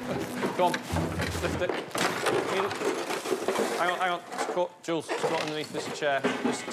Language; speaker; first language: English; native; English